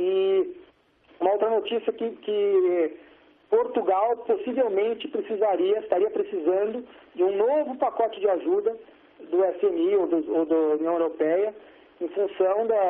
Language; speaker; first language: Portuguese; native; Portuguese